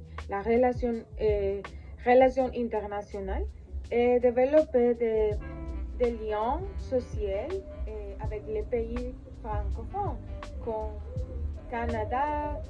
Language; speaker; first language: French; non-native, learner; Spanish